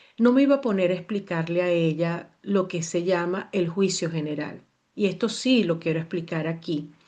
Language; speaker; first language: Spanish; native; Spanish